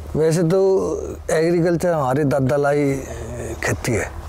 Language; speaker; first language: Hindi; native; Hindi